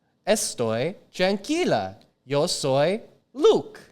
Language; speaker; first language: Spanish; non-native, learner; English